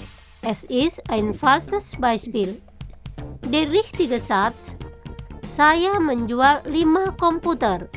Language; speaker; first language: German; non-native, learner; Indonesian